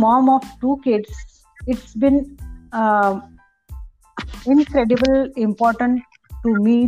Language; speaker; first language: English; non-native, local second language; Marathi